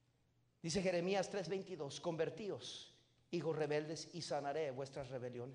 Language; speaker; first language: Spanish; native; Spanish